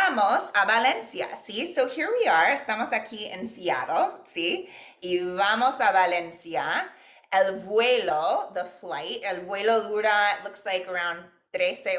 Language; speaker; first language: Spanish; non-native, fluent; English